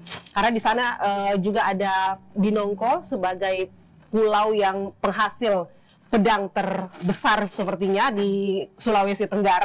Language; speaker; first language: Indonesian; native; Indonesian